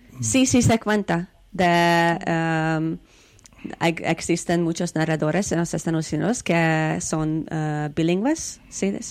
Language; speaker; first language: Spanish; non-native, learner; Hungarian